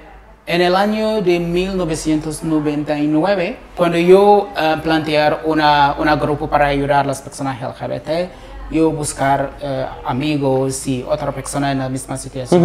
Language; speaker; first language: Spanish; non-native, learner; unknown